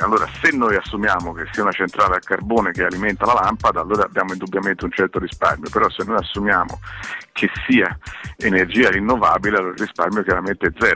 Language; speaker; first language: Italian; native; Italian